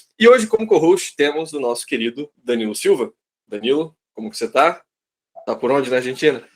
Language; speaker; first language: Portuguese; native; Portuguese